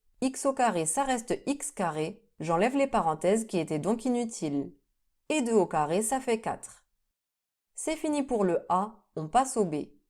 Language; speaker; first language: French; native; French